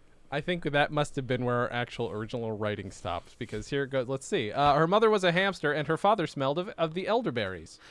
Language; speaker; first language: English; native; English